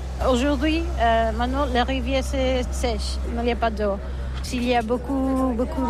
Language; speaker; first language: French; non-native, learner; Catalan